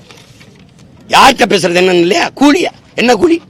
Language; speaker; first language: Tamil; native; Tamil